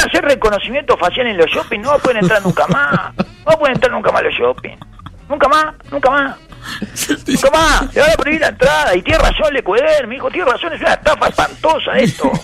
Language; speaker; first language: Spanish; native; Spanish